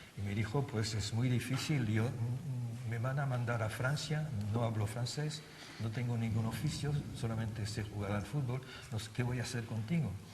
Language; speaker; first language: Spanish; non-native, fluent; German